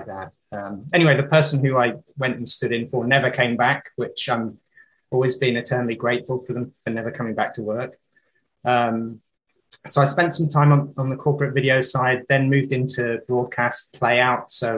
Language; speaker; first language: English; native; English